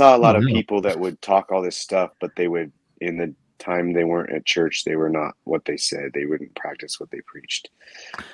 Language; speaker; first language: English; native; English